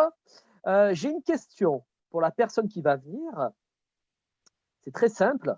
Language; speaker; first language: French; native; French